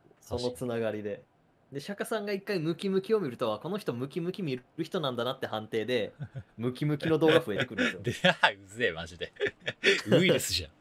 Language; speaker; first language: Japanese; native; Japanese